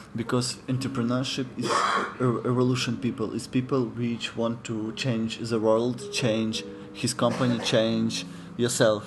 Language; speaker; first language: English; non-native, learner; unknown